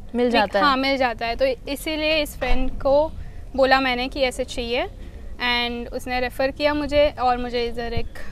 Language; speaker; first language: Hindi; non-native, local second language; Gujarati